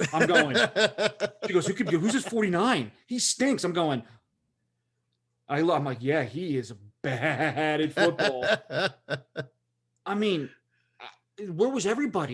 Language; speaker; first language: English; native; English